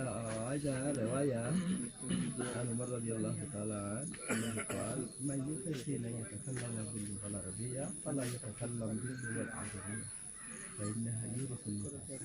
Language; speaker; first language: Arabic; non-native, fluent; Rohingya